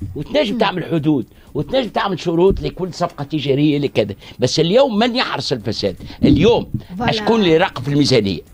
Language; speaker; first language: Arabic; native; Arabic